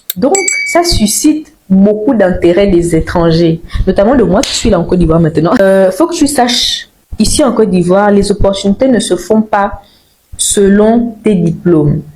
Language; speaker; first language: French; native; French